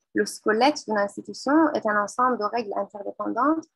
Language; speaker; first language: French; non-native, fluent; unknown